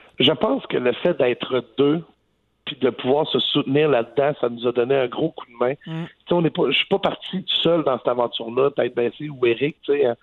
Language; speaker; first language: French; native; French